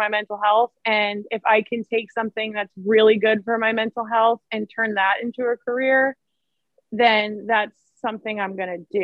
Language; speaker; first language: English; native; English